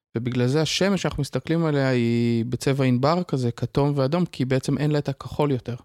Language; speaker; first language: Hebrew; native; Hebrew